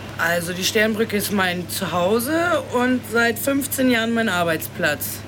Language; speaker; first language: German; native; German